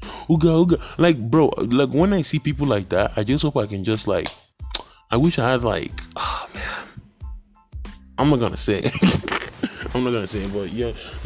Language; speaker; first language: English; non-native, local second language; Yoruba